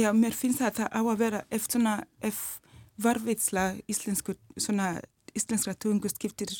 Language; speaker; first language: Icelandic; non-native, learner; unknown